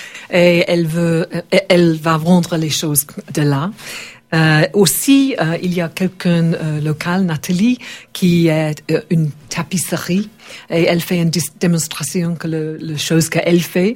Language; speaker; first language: French; non-native, learner; English